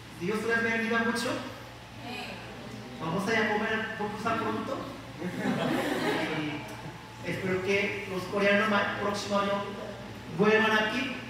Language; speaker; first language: Spanish; non-native, learner; Korean